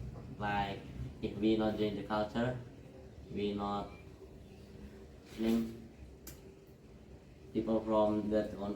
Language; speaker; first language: English; non-native, learner; Indonesian